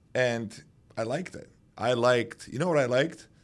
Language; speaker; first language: English; non-native, fluent; Romanian